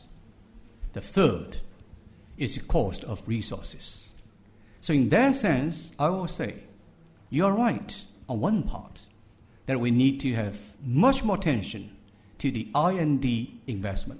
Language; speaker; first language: English; non-native, fluent; Chinese